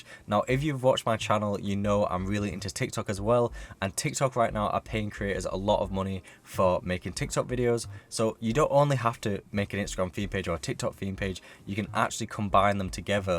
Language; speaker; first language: English; native; English